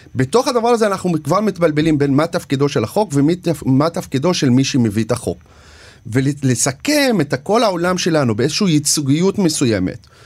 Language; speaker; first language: Hebrew; non-native, local second language; Arabic